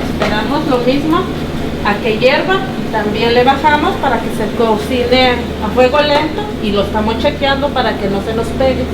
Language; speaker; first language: Spanish; native; Spanish